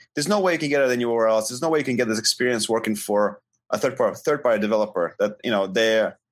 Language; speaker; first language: English; non-native, fluent; Ukrainian